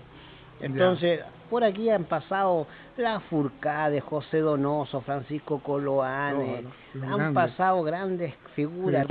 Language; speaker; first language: Spanish; native; Spanish